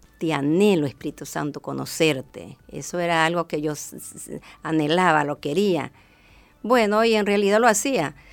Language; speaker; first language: Spanish; native; Spanish